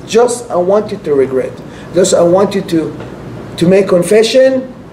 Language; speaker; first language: English; non-native, fluent; Hebrew